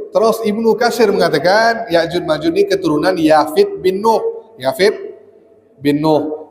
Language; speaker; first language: Malay; native; Malay